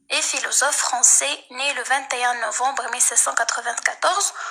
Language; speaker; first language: French; non-native, local second language; Arabic